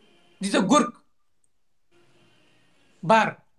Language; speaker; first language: German; non-native, learner; Turkish